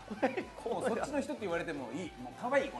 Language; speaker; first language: Japanese; native; Japanese